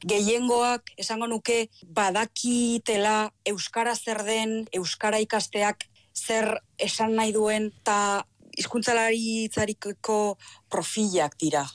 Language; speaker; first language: Basque; native; Basque